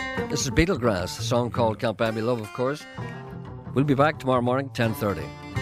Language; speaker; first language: English; native; English